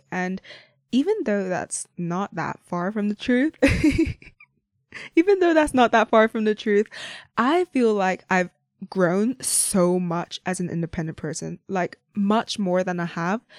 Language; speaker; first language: English; non-native, local second language; Cantonese